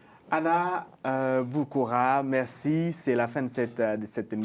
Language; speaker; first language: French; native; French